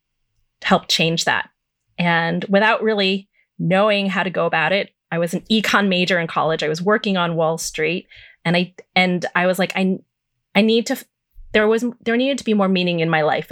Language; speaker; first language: English; native; English